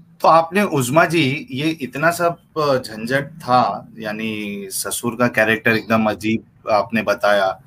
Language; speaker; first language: Hindi; native; Hindi